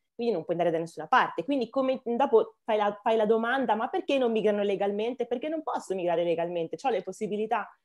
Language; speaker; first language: Italian; early bilingual, other home language; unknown